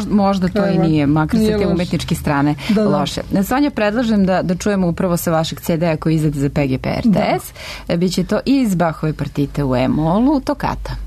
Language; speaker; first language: Serbian; native; Serbian